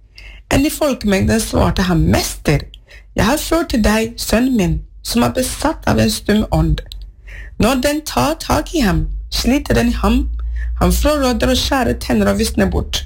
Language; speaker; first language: Norwegian; non-native, fluent; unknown